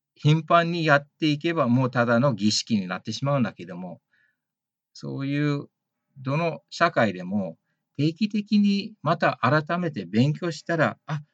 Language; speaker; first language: Japanese; early bilingual, heritage; Japanese